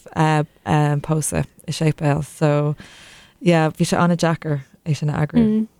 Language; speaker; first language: Irish; non-native, local second language; English